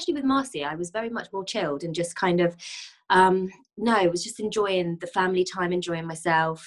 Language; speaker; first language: English; native; English